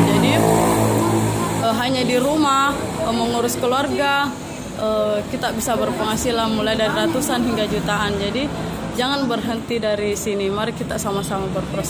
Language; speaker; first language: Indonesian; native; Indonesian